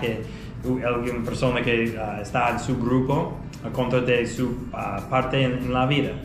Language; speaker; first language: Spanish; non-native, fluent; English